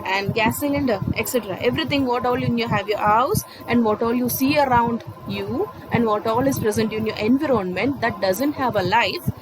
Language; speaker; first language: English; non-native, local second language; Malayalam